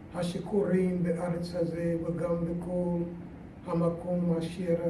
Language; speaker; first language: Hebrew; non-native, learner; English